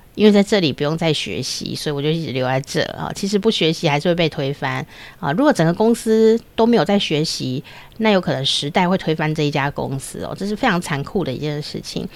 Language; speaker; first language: Chinese; native; Chinese